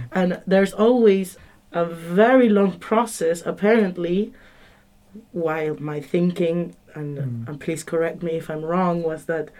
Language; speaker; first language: English; non-native, fluent; Spanish